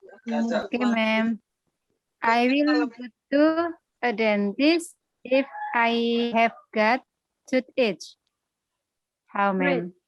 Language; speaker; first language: English; non-native, learner; Indonesian